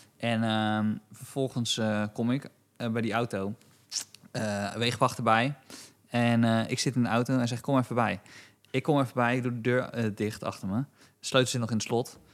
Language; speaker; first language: Dutch; native; Dutch